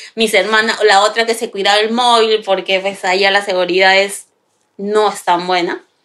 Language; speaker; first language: Spanish; native; Spanish